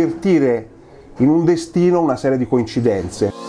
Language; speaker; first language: Italian; native; Italian